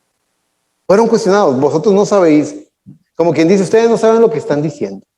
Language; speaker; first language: Spanish; native; Spanish